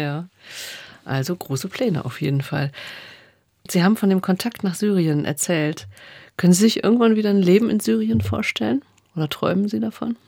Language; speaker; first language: German; native; German